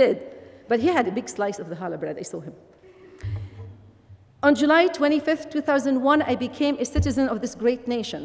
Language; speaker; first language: English; non-native, fluent; Arabic